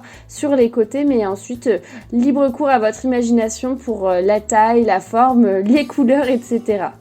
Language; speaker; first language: French; native; French